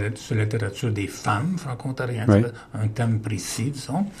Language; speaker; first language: French; native; French